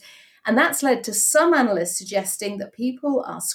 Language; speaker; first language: English; native; English